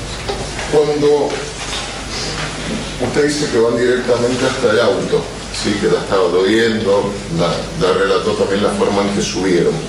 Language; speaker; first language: Spanish; native; Spanish